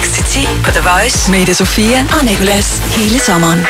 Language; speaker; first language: Danish; native; Danish